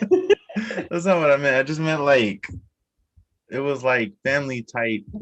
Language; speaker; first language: English; native; English